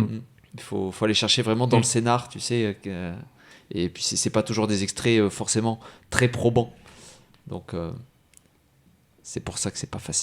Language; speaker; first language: French; native; French